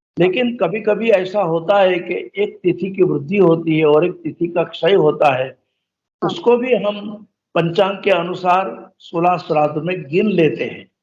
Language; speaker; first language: Hindi; non-native, local second language; Gujarati